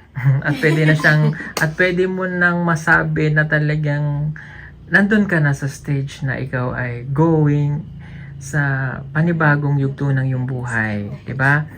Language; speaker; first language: Filipino; non-native, local second language; Cebuano